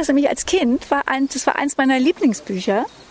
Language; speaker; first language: German; native; German